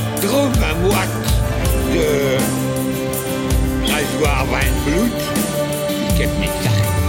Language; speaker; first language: Dutch; non-native, learner; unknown